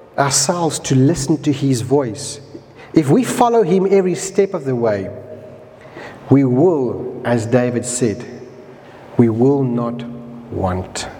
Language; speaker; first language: English; non-native, local second language; Afrikaans